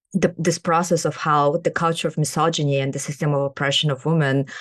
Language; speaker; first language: English; non-native, fluent; Kazakh